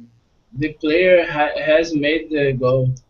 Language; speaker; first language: English; non-native, fluent; Portuguese